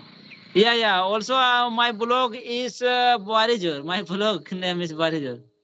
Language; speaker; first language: English; non-native, learner; Hindi